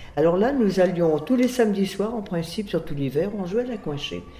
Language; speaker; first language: French; non-native, fluent; Sinhala